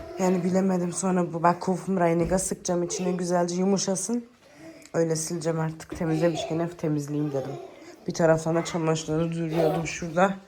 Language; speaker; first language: Turkish; early bilingual, heritage; Turkish